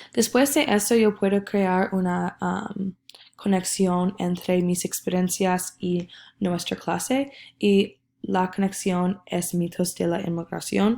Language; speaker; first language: Spanish; non-native, learner; English